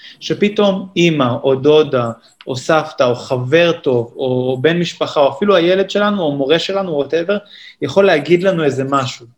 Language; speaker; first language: Hebrew; native; Hebrew